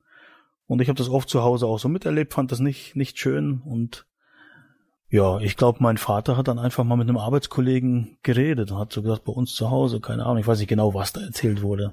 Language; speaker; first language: German; native; German